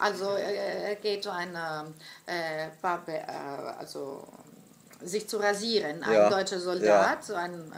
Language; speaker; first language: German; non-native, fluent; Greek